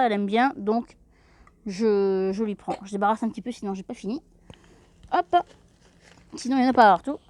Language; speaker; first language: French; native; French